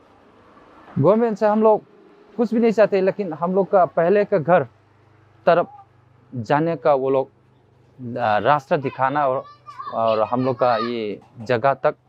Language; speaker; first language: Hindi; non-native, local second language; Manipuri